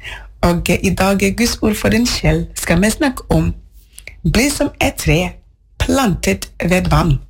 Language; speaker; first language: Norwegian; non-native, fluent; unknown